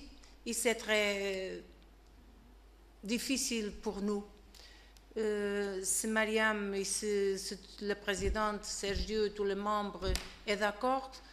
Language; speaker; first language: French; non-native, learner; Portuguese